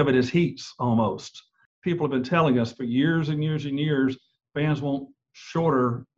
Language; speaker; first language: English; native; English